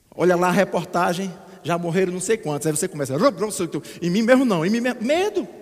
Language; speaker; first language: Portuguese; native; Portuguese